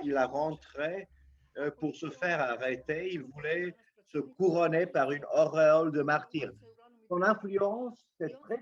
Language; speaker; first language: French; non-native, local second language; Serbian